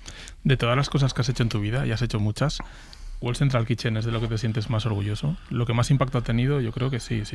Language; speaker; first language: Spanish; native; Spanish